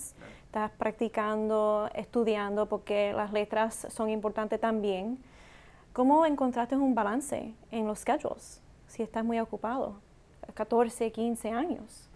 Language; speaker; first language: Spanish; non-native, learner; English